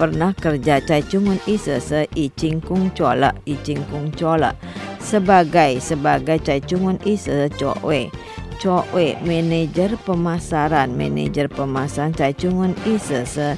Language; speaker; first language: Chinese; non-native, fluent; Indonesian